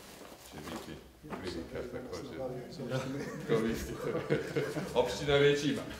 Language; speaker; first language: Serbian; non-native, fluent; English